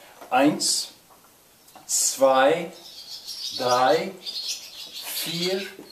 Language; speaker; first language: English; native; English